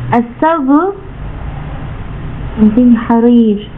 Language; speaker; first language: Arabic; non-native, learner; Turkish